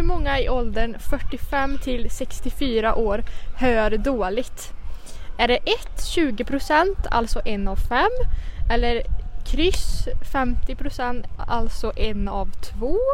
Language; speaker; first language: Swedish; native; Swedish